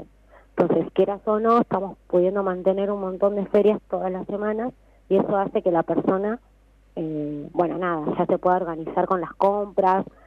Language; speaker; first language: Spanish; native; Spanish